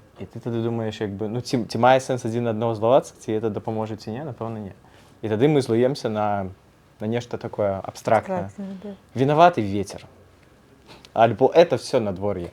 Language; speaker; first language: Belarusian; non-native, local second language; Russian